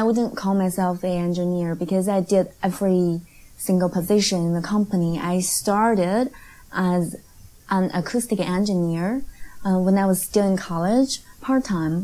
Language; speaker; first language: English; non-native, fluent; Chinese